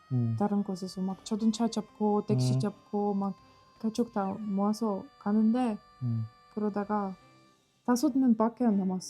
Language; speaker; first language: Korean; non-native, fluent; Ukrainian